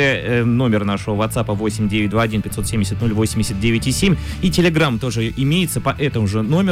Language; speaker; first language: Russian; native; Russian